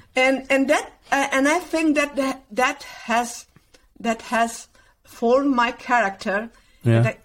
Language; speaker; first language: English; non-native, learner; Spanish